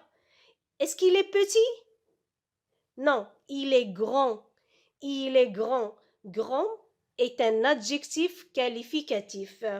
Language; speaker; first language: French; non-native, local second language; Arabic